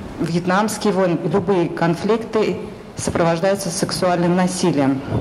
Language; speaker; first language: Russian; native; Russian